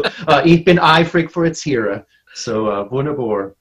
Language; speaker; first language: German; non-native, learner; English